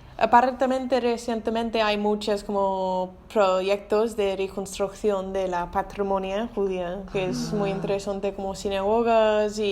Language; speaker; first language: Spanish; non-native, learner; English